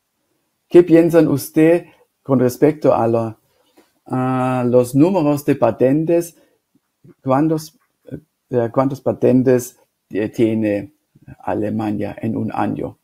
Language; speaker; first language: Spanish; non-native, fluent; German